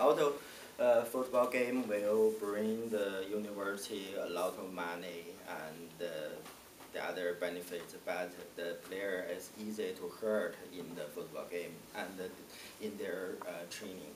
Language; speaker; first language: English; non-native, learner; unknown